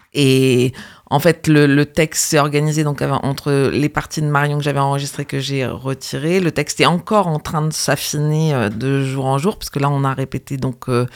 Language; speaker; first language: French; native; French